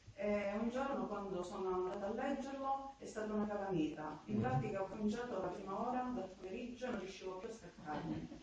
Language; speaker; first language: Italian; native; Italian